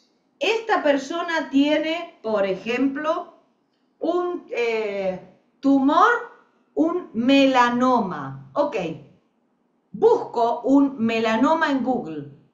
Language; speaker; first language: Spanish; native; Spanish